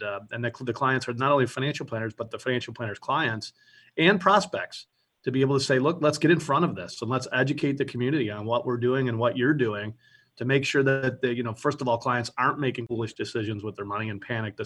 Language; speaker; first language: English; native; English